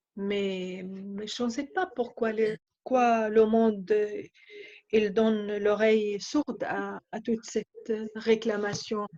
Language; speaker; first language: French; non-native, fluent; Arabic